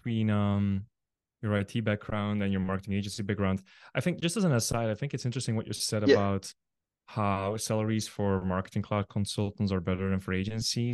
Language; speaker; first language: English; non-native, fluent; Dutch